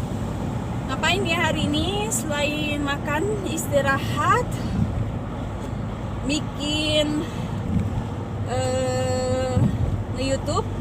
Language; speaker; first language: Indonesian; native; Indonesian